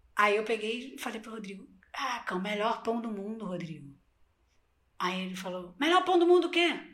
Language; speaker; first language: Portuguese; non-native, local second language; Spanish